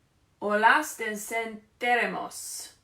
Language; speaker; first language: Spanish; non-native, fluent; English